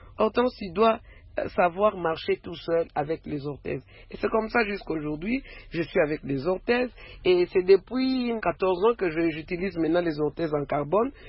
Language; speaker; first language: French; non-native, local second language; Swahili